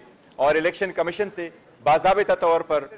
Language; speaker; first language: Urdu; non-native, local second language; Pashto